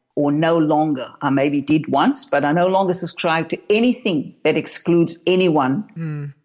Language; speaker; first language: English; native; English